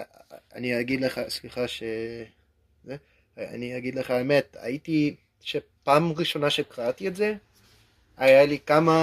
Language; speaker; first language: Hebrew; non-native, learner; English